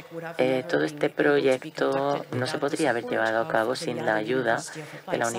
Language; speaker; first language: Spanish; non-native, fluent; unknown